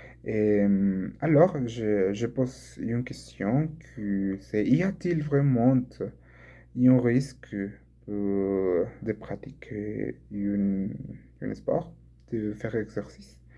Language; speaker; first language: French; non-native, learner; Spanish